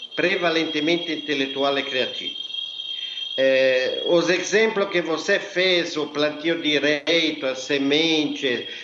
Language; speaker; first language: Portuguese; non-native, fluent; Italian